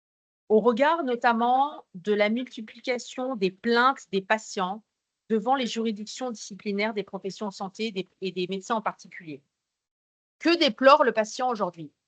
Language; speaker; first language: French; native; French